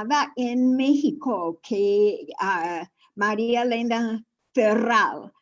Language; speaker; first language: Spanish; non-native, fluent; English